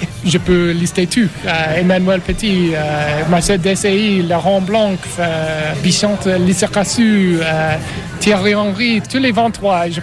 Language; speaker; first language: French; non-native, fluent; English